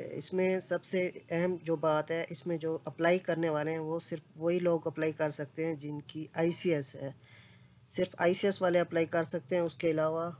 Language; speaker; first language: Urdu; non-native, local second language; Punjabi